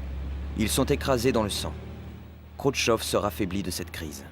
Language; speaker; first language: French; native; French